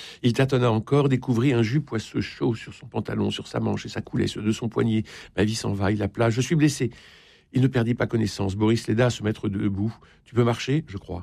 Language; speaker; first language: French; native; French